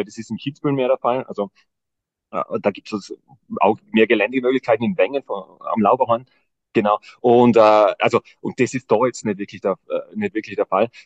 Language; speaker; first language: German; native; German